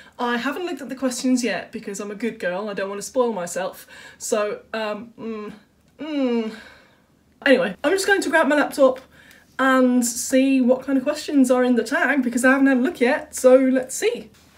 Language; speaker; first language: English; non-native, fluent; Dutch